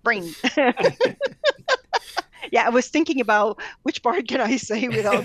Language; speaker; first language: English; non-native, fluent; French